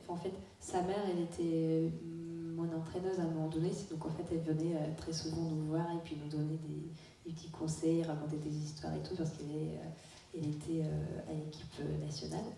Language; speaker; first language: French; non-native, fluent; Russian